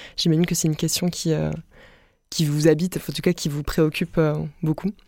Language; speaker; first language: French; native; French